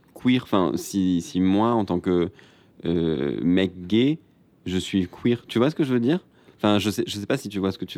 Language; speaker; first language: French; native; French